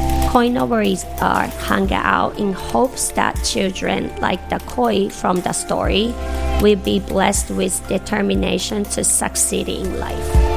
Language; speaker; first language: English; non-native, fluent; Japanese